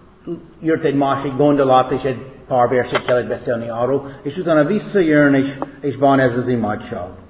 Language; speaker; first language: Hungarian; non-native, fluent; English